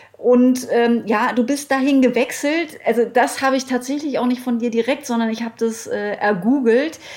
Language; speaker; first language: German; native; German